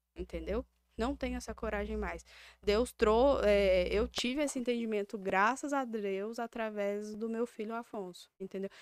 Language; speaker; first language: Portuguese; native; Portuguese